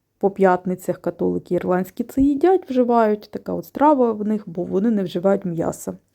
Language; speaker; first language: Ukrainian; non-native, local second language; Russian